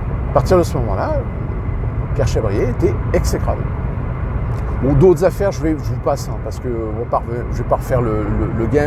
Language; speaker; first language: French; native; French